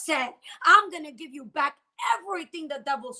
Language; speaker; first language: English; native; English